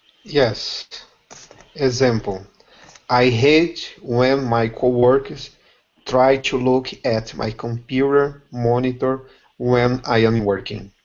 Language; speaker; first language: English; non-native, learner; Portuguese